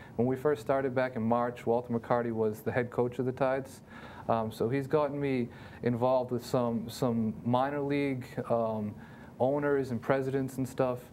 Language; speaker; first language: English; native; English